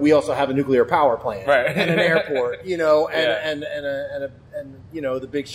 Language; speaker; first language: English; native; English